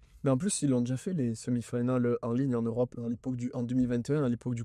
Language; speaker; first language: French; native; French